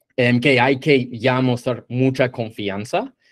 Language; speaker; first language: Spanish; non-native, fluent; English